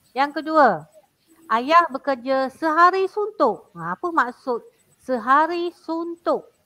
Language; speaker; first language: Malay; native; Malay